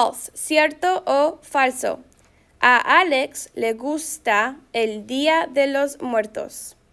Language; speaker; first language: Spanish; non-native, fluent; English